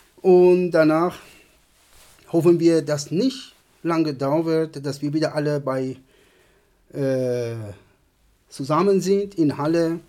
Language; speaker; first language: German; non-native, fluent; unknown